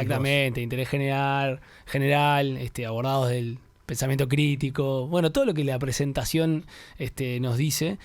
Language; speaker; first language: Spanish; native; Spanish